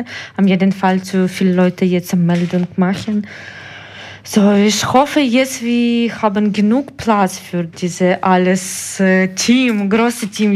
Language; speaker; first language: German; non-native, learner; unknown